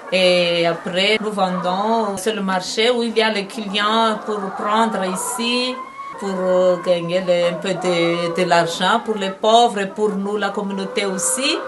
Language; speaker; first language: French; non-native, local second language; Malagasy